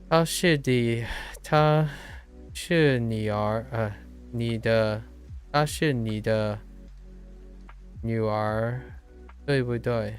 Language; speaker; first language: Chinese; non-native, learner; English